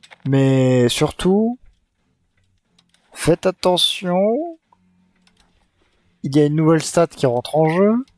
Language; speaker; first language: French; native; French